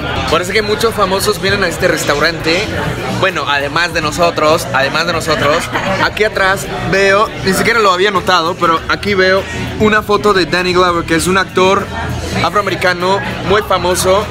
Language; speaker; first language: Spanish; non-native, fluent; English